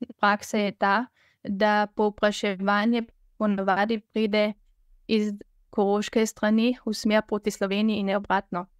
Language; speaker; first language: Slovenian; native; Slovenian